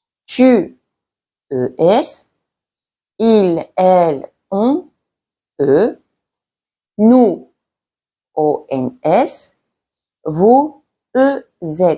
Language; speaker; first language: French; non-native, fluent; Mongolian